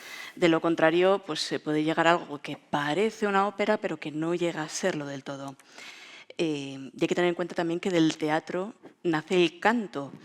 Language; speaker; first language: Spanish; native; Spanish